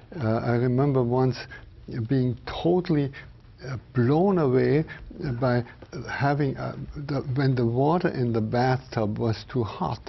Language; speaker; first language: English; non-native, fluent; German